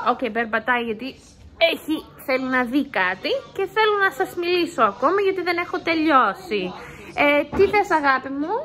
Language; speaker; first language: Greek; early bilingual, heritage; English